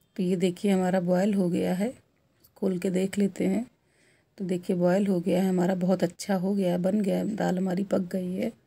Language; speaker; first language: Hindi; native; Hindi